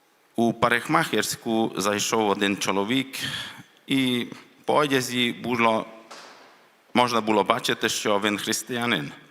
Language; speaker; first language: Ukrainian; non-native, local second language; Hungarian